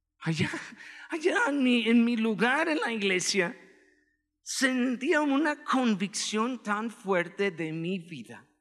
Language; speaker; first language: Spanish; non-native, fluent; English